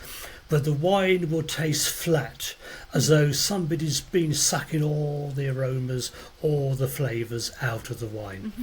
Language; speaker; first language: English; native; English